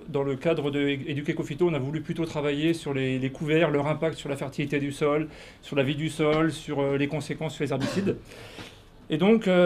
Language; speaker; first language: French; native; French